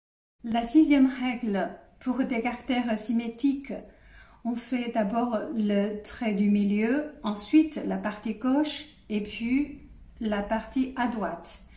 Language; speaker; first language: French; non-native, fluent; Chinese